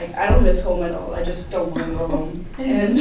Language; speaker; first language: English; non-native, fluent; Italian